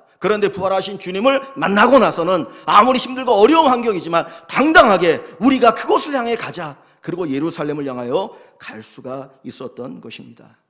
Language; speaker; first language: Korean; native; Korean